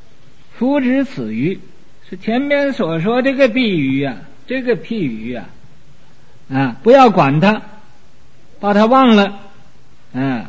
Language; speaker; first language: Chinese; native; Chinese